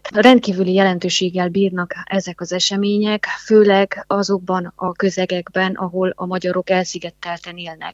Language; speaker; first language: Hungarian; native; Hungarian